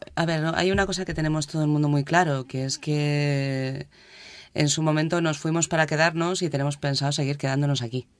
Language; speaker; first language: Spanish; native; Spanish